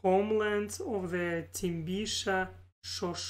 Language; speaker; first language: English; non-native, learner; Russian